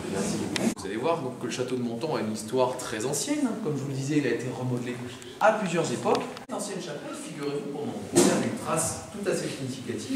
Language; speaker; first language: French; native; French